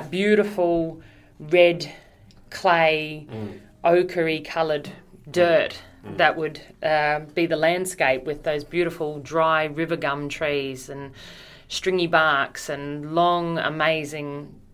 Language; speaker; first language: English; native; English